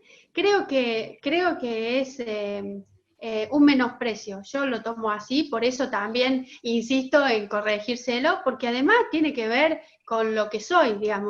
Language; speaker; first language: Spanish; native; Spanish